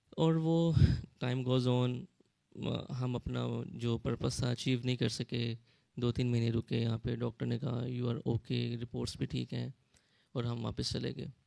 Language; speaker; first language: Urdu; early bilingual, heritage; Urdu